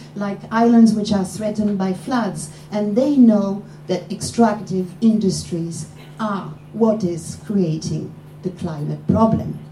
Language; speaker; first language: English; non-native, fluent; Polish